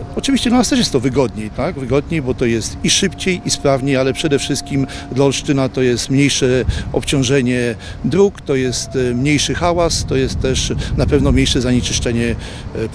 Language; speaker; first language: Polish; native; Polish